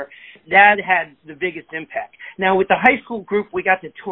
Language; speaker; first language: English; native; English